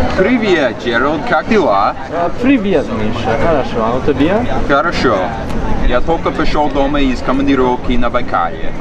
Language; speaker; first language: Russian; non-native, learner; English